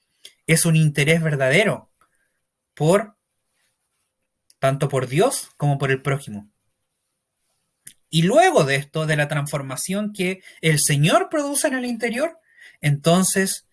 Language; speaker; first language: Spanish; native; Spanish